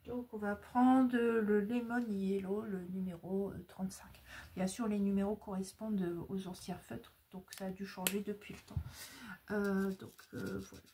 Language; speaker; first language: French; native; French